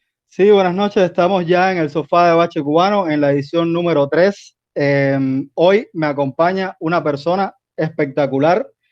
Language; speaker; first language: Spanish; native; Spanish